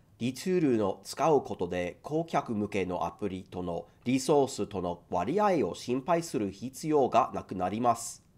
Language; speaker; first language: Japanese; non-native, fluent; English